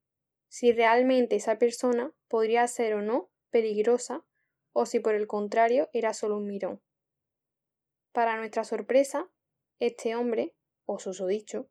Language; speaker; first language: Spanish; native; Spanish